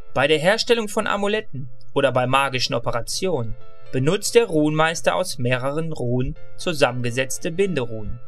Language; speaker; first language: German; native; German